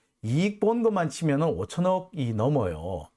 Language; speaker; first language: Korean; native; Korean